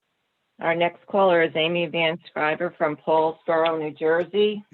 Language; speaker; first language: English; native; English